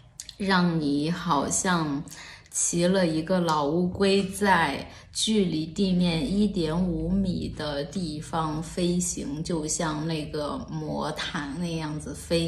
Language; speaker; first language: Chinese; native; Chinese